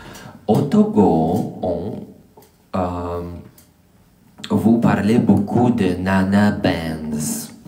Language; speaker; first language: French; non-native, learner; English